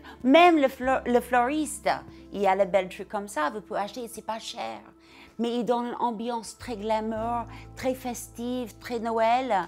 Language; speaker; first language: French; non-native, learner; English